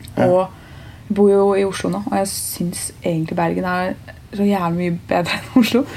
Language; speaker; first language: Norwegian; early bilingual, other home language; Turkish